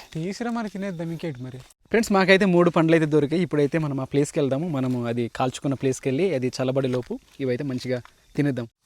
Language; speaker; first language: Telugu; native; Telugu